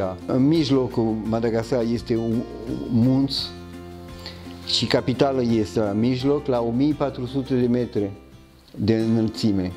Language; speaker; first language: Romanian; early bilingual, heritage; French